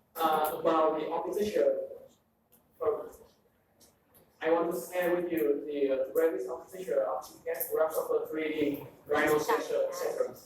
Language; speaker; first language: English; non-native, fluent; Vietnamese